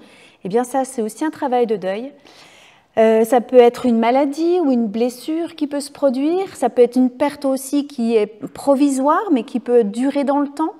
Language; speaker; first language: French; native; French